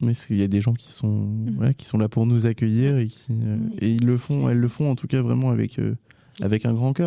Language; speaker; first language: French; native; French